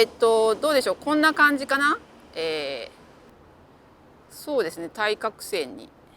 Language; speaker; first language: Japanese; native; Japanese